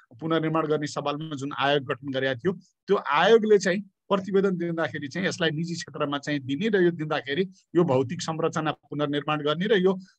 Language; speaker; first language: Nepali; native; Nepali